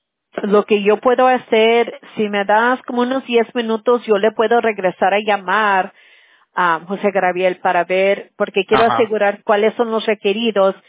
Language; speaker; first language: Spanish; early bilingual, heritage; Spanish